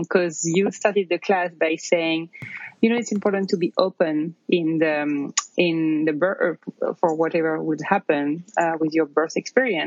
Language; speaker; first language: English; non-native, fluent; French